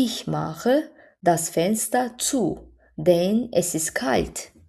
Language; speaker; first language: German; non-native, fluent; Azerbaijani